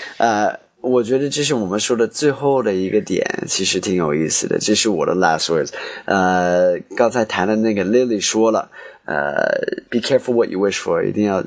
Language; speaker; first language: Chinese; non-native, fluent; English